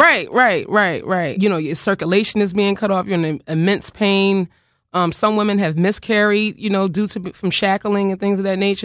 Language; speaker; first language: English; native; English